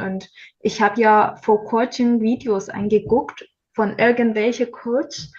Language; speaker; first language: German; non-native, learner; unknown